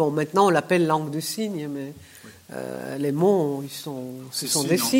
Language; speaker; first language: French; non-native, fluent; Hebrew